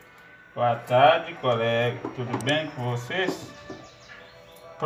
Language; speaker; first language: Portuguese; non-native, learner; Haitian Creole